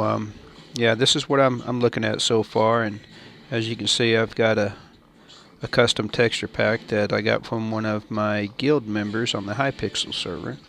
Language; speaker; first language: English; native; English